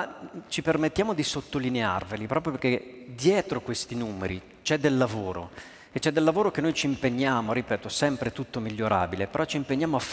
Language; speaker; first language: Italian; native; Italian